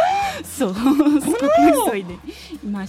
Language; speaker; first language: Japanese; non-native, learner; Portuguese